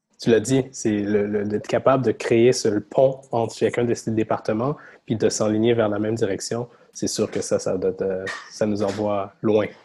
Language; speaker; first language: French; native; French